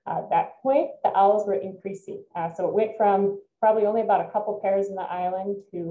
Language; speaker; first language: English; native; English